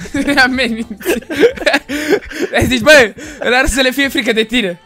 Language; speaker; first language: Romanian; native; Romanian